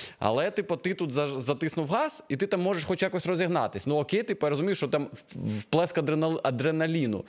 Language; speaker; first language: Ukrainian; non-native, local second language; Russian